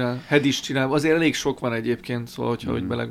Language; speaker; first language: Hungarian; native; Hungarian